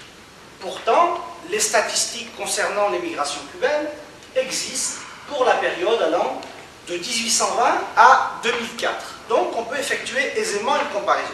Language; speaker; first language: French; native; French